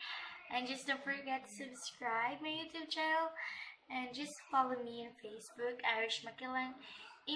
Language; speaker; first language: English; non-native, local second language; Cebuano